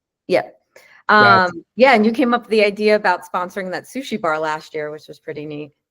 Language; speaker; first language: English; native; English